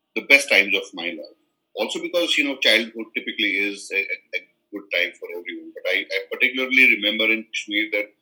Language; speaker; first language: English; non-native, local second language; Kashmiri